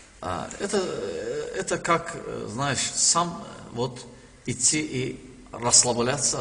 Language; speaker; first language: Russian; non-native, learner; Turkish